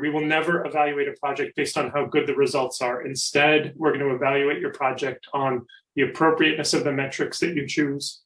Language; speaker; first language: English; native; English